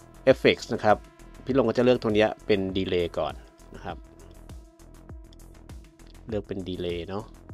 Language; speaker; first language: Thai; native; Thai